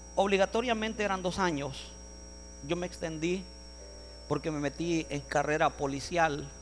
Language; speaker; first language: Spanish; native; Spanish